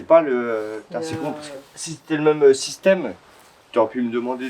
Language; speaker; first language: French; native; French